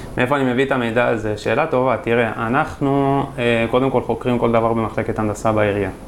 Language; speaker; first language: Hebrew; native; Hebrew